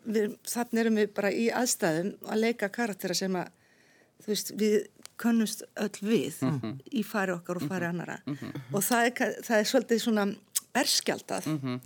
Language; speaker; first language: Icelandic; native; Icelandic